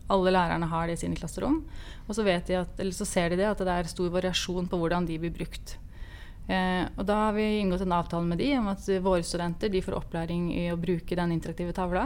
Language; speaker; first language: Norwegian; native; Norwegian